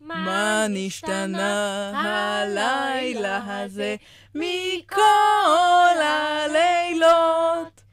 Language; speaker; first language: Hebrew; native; Hebrew